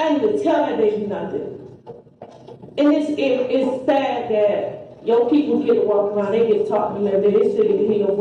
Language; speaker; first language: English; native; English